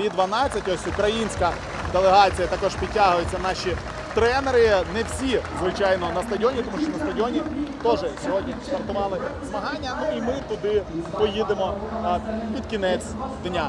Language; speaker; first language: Ukrainian; native; Ukrainian